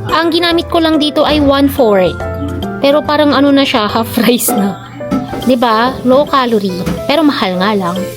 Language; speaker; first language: Filipino; native; Filipino